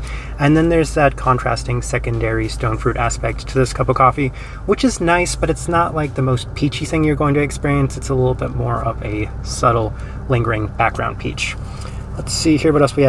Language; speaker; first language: English; native; English